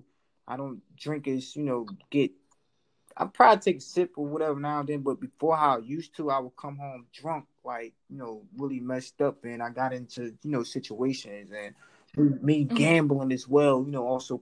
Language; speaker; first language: English; native; English